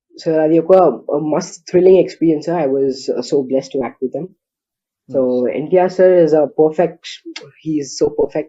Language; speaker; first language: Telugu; non-native, learner; Kannada